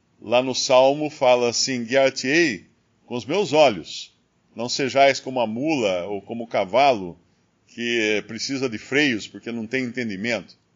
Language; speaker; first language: Portuguese; native; Portuguese